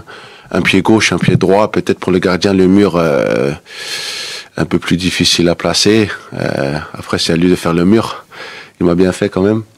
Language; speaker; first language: French; non-native, fluent; Danish